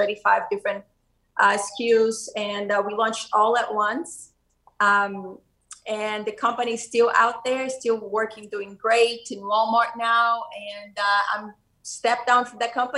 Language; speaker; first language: English; non-native, fluent; Portuguese